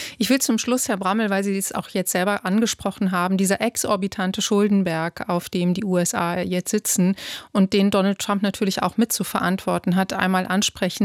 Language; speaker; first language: German; native; German